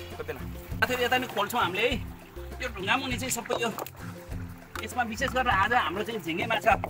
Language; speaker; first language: Nepali; non-native, local second language; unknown